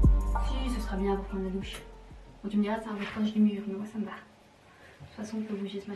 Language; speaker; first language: French; native; French